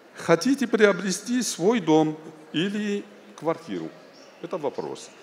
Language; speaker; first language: Russian; non-native, fluent; Arabic